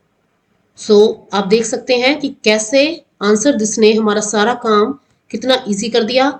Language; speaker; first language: Hindi; native; Hindi